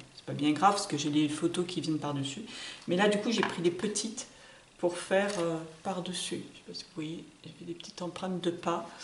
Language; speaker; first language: French; native; French